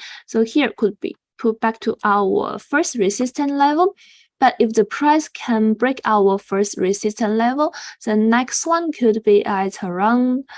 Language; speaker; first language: English; non-native, fluent; Chinese